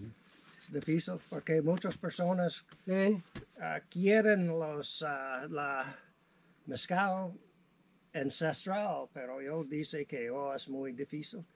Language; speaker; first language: Spanish; non-native, learner; English